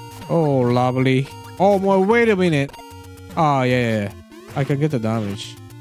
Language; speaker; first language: English; non-native, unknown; Japanese